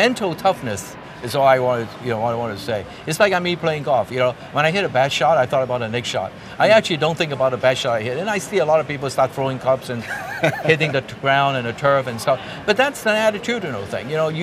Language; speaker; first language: English; non-native, local second language; Cantonese